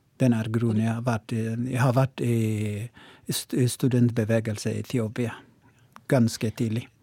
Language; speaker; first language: Norwegian; non-native, learner; Oromo